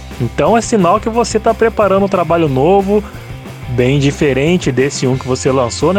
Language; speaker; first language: Portuguese; native; Portuguese